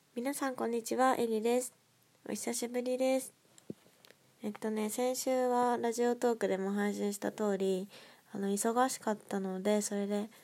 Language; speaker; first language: Japanese; native; Japanese